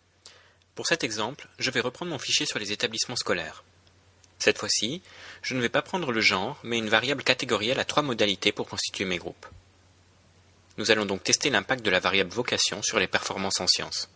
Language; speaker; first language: French; native; French